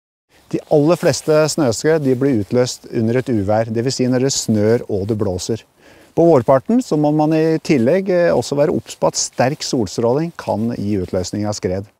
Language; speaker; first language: Norwegian; native; Norwegian